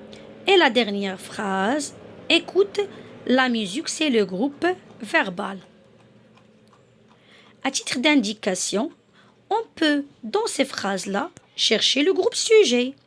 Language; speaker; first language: French; non-native, local second language; Arabic